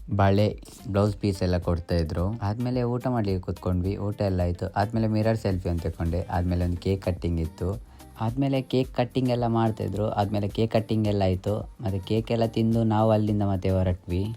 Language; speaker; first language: Kannada; non-native, local second language; Tulu